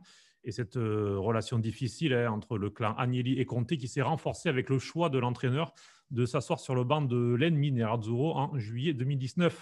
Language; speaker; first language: French; native; French